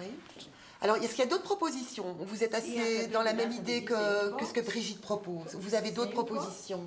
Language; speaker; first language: French; native; French